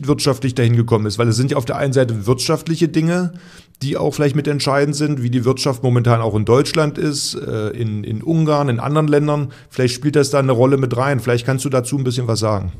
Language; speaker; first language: German; native; German